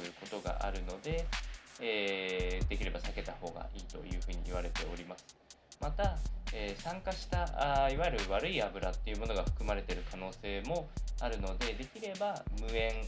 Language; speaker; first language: Japanese; native; Japanese